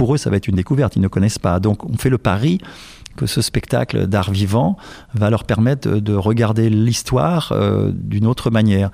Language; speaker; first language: French; native; French